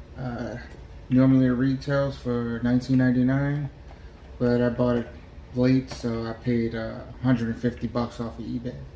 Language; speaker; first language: English; native; English